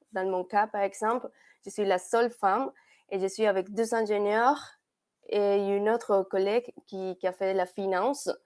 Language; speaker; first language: French; non-native, fluent; Spanish